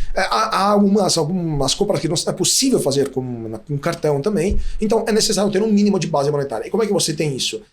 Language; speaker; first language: Portuguese; non-native, fluent; Italian